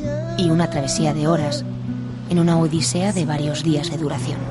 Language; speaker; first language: Spanish; native; Spanish